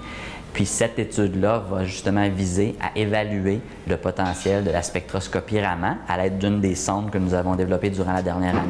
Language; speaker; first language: French; native; French